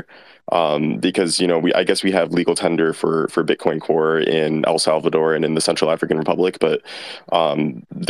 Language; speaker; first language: English; native; English